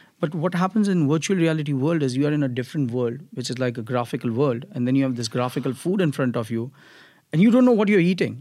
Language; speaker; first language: English; non-native, local second language; Gujarati